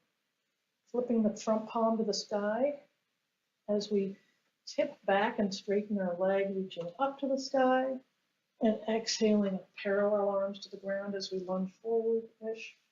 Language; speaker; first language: English; native; English